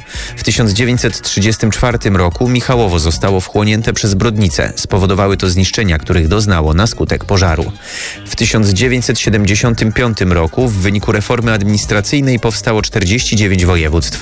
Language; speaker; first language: Polish; native; Polish